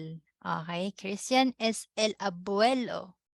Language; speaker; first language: Spanish; non-native, fluent; Filipino